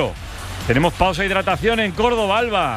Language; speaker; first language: Spanish; native; Spanish